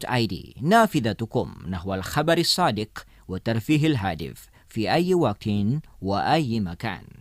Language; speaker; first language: Arabic; non-native, fluent; Indonesian